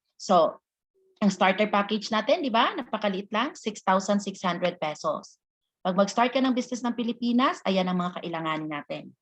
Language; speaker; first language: Filipino; non-native, local second language; Hiligaynon